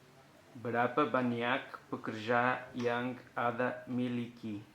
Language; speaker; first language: Indonesian; non-native, learner; Portuguese